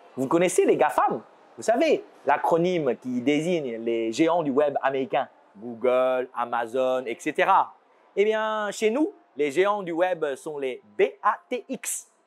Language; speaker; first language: French; non-native, fluent; Chinese